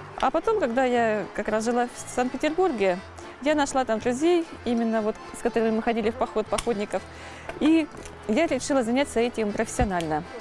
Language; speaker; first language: Russian; native; Russian